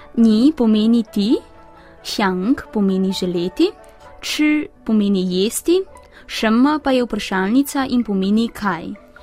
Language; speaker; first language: Slovenian; non-native, fluent; Chinese